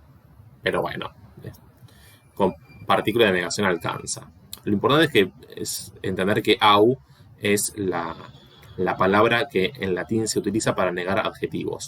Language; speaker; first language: Spanish; native; Spanish